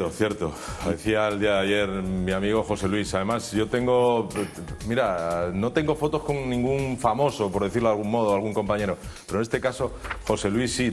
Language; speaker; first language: Spanish; native; Spanish